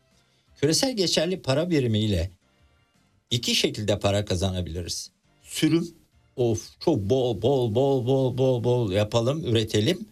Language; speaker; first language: Turkish; native; Turkish